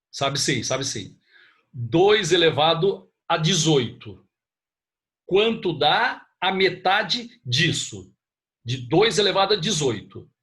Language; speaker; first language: Portuguese; native; Portuguese